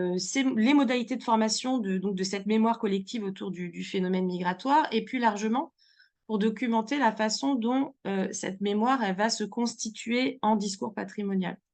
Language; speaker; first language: French; native; French